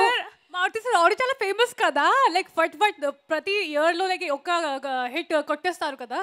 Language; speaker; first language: Telugu; non-native, learner; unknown